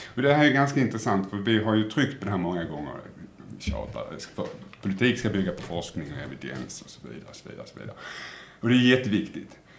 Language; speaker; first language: Swedish; native; Swedish